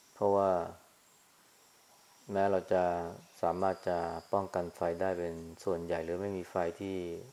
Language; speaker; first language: Thai; native; Thai